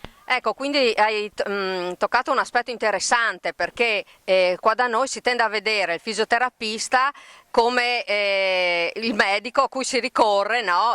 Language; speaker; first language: Italian; native; Italian